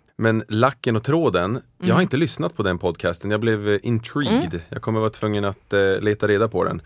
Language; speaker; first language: Swedish; native; Swedish